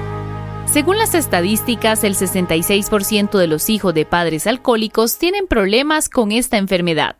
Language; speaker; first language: Spanish; native; Spanish